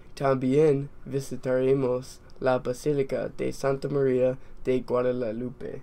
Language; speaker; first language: Spanish; non-native, learner; English